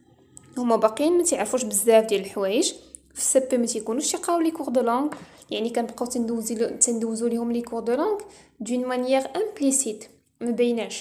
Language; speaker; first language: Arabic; native; Arabic